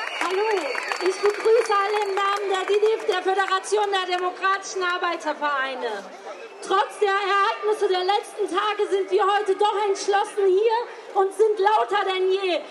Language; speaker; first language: German; early bilingual, other home language; Turkish